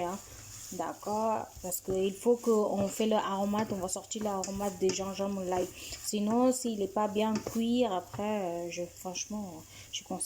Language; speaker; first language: French; non-native, fluent; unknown